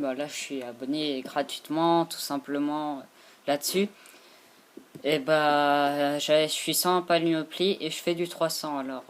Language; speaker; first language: French; native; French